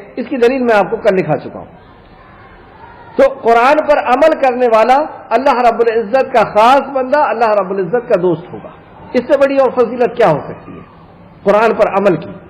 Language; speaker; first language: Urdu; native; Urdu